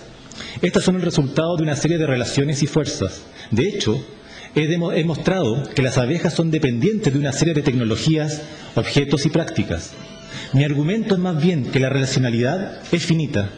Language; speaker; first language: Spanish; native; Spanish